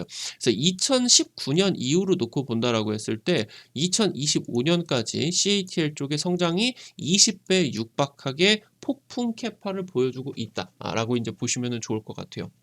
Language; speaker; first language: Korean; native; Korean